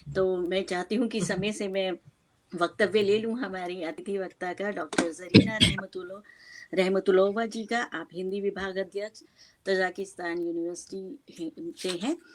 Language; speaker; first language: Hindi; native; Hindi